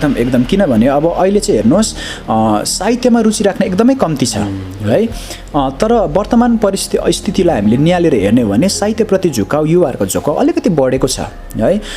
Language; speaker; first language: Nepali; native; Nepali